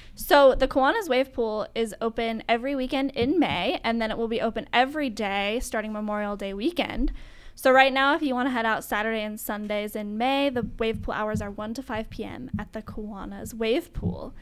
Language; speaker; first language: English; native; English